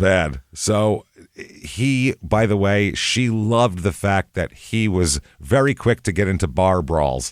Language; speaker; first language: English; native; English